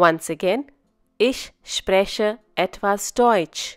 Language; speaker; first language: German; non-native, fluent; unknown